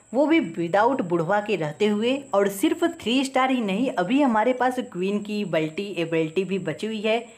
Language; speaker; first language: Hindi; native; Hindi